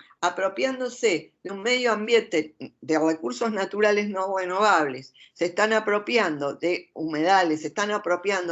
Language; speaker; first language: Spanish; native; Spanish